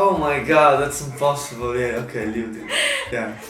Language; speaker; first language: English; non-native, fluent; Italian